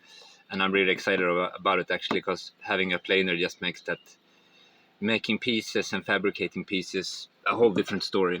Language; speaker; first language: English; non-native, fluent; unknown